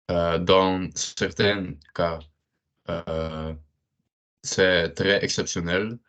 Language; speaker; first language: French; non-native, learner; Dutch